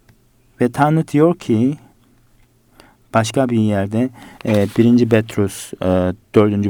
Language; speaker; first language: Turkish; non-native, fluent; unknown